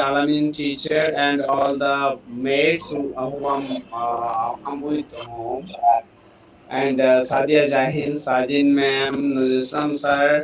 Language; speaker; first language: English; non-native, learner; Bangla